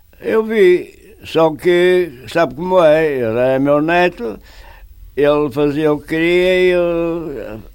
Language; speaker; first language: Portuguese; native; Portuguese